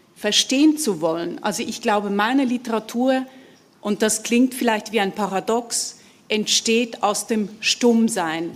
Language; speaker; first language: German; early bilingual, other home language; Hungarian